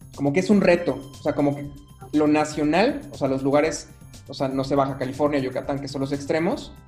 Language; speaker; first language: Spanish; native; Spanish